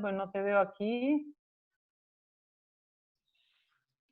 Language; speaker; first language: Spanish; native; Spanish